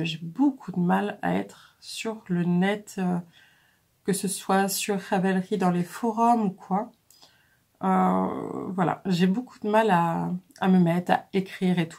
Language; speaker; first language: French; native; French